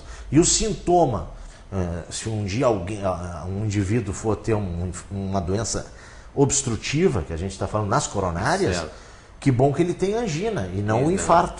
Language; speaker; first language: Portuguese; native; Portuguese